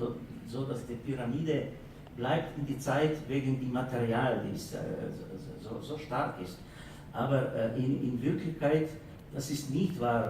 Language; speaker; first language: German; non-native, fluent; Slovenian